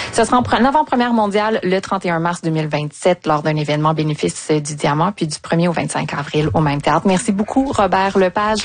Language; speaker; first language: French; native; French